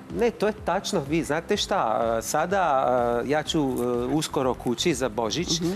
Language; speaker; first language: Bosnian; non-native, fluent; Italian